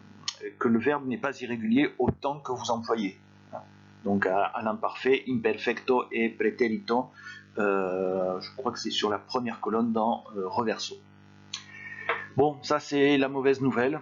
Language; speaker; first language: French; native; French